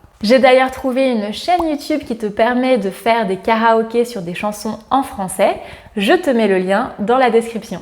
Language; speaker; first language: French; native; French